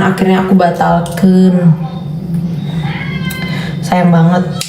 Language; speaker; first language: Indonesian; native; Indonesian